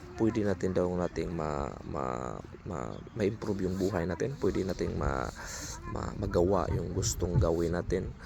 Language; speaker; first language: Filipino; non-native, local second language; Cebuano